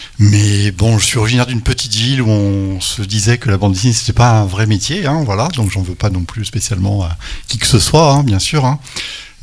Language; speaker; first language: French; native; French